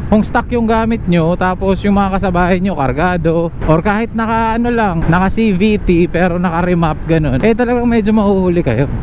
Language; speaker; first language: Filipino; native; Filipino